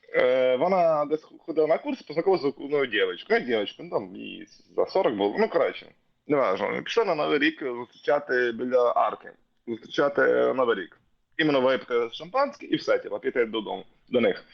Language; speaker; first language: Ukrainian; native; Ukrainian